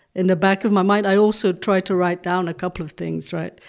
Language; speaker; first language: English; non-native, fluent; Dutch